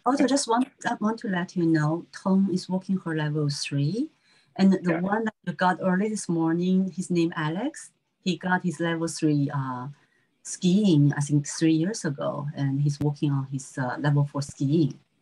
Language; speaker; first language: English; non-native, fluent; Chinese